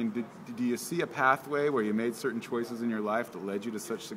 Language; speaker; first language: English; native; English